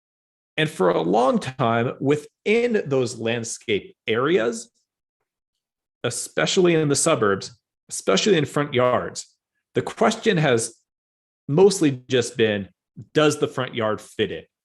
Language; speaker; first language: English; native; English